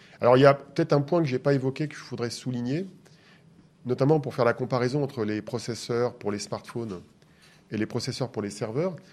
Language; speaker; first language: French; native; French